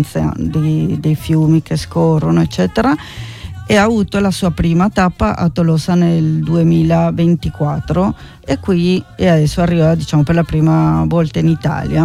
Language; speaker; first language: Italian; non-native, fluent; Spanish